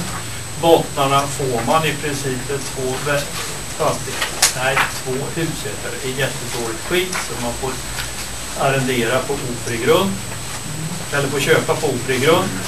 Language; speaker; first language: Swedish; native; Swedish